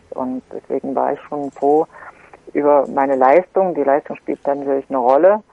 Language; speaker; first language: German; native; German